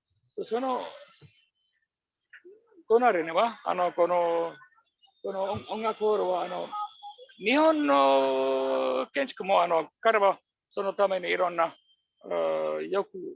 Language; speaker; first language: Japanese; non-native, fluent; Finnish